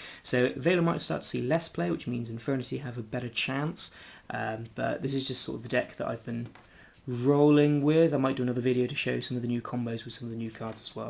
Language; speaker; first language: English; native; English